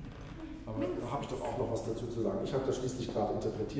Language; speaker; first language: German; native; German